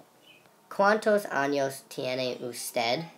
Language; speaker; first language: Spanish; non-native, learner; English